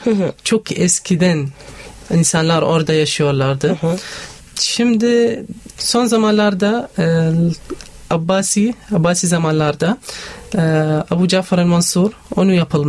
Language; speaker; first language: Turkish; non-native, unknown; Arabic